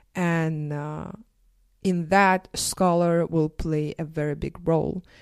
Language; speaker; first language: English; non-native, fluent; Russian